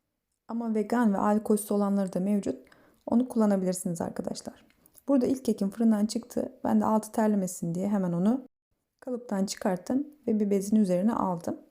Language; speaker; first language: Turkish; native; Turkish